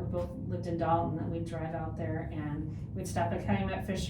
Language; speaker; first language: English; native; English